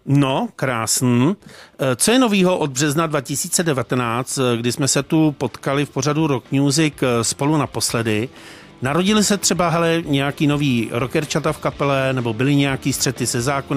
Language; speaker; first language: Czech; native; Czech